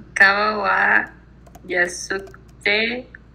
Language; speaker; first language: Japanese; non-native, learner; Spanish